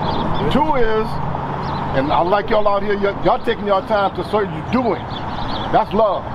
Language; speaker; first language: English; native; English